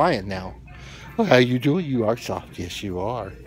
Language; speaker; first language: English; native; English